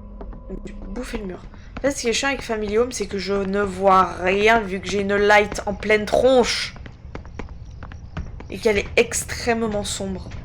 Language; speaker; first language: French; native; French